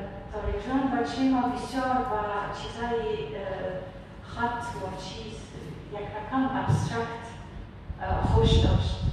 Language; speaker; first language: Persian; non-native, learner; Arabic